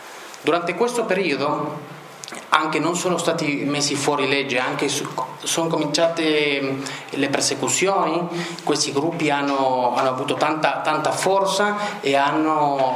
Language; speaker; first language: Italian; non-native, fluent; Spanish